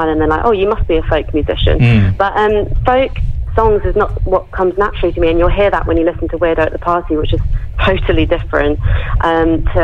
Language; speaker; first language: English; native; English